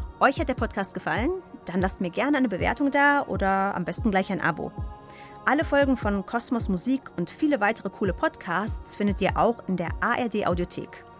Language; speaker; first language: German; native; German